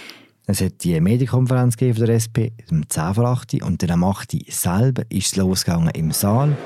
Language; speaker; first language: German; native; German